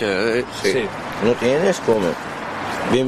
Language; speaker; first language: Spanish; non-native, learner; Arabic